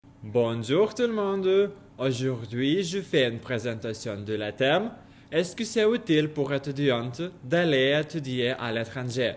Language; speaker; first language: French; non-native, learner; Lithuanian